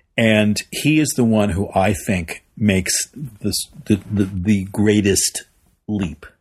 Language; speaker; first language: English; native; English